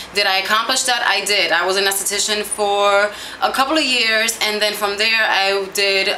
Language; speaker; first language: English; early bilingual, other home language; Spanish